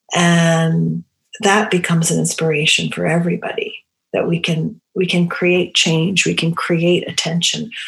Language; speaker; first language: English; early bilingual, other home language; Romany